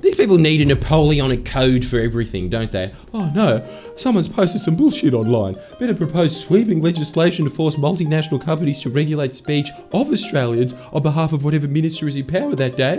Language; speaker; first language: English; native; English